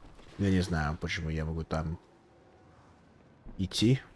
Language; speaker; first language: Russian; non-native, learner; English